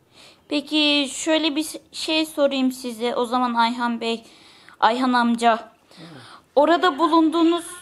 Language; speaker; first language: Turkish; native; Turkish